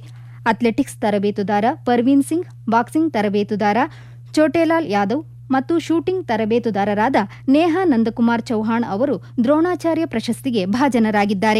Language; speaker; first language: Kannada; native; Kannada